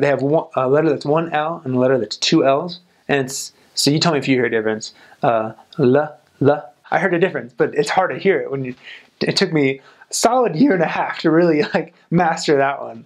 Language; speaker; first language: English; native; English